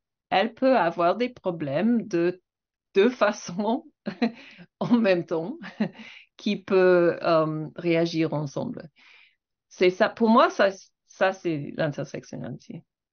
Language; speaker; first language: French; non-native, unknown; English